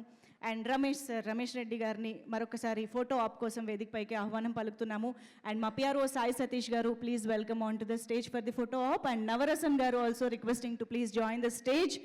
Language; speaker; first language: Telugu; native; Telugu